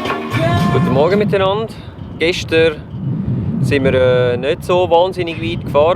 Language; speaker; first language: German; native; German